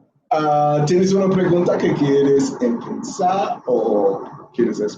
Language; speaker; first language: Spanish; non-native, learner; English